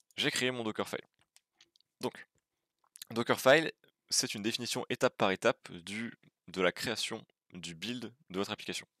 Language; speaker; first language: French; native; French